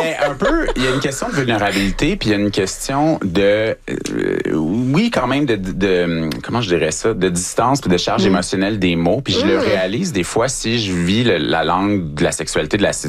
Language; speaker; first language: French; native; French